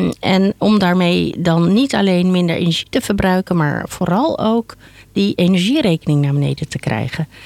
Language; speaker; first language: Dutch; native; Dutch